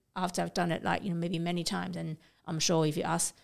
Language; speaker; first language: English; non-native, local second language; Cantonese